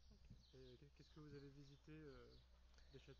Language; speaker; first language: French; native; French